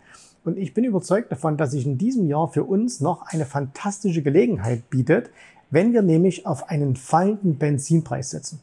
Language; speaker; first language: German; native; German